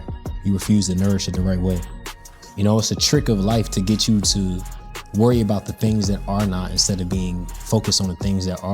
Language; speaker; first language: English; native; English